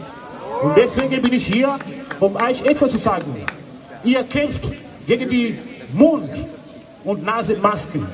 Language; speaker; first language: German; non-native, fluent; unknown